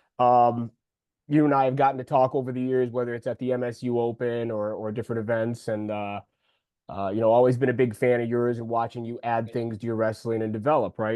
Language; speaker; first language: English; native; English